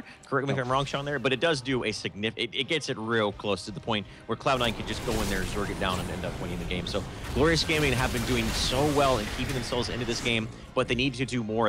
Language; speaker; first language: English; native; English